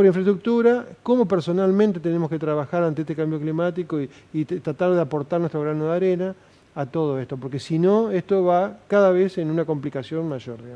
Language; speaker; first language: Spanish; native; Spanish